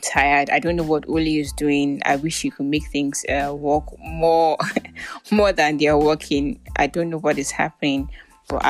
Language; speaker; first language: English; non-native, local second language; Yoruba